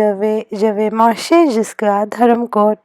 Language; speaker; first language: French; non-native, fluent; Hindi